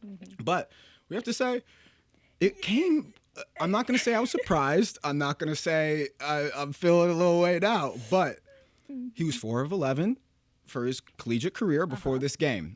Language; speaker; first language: English; native; English